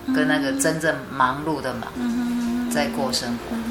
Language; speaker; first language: Chinese; native; Chinese